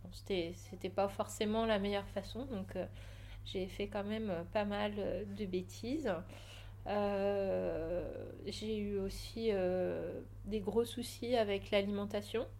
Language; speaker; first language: French; early bilingual, other home language; Portuguese